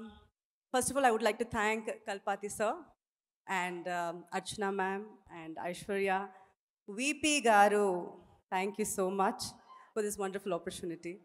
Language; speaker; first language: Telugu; non-native, fluent; Tamil